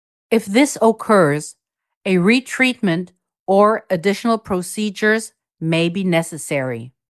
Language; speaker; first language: English; non-native, fluent; German